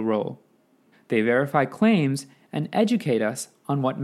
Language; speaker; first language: English; non-native, local second language; Sinhala